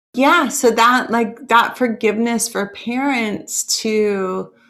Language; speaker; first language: English; early bilingual, other home language; Italian